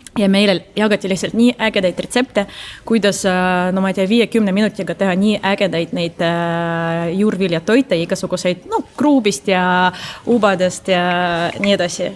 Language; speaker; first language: Estonian; non-native, local second language; Russian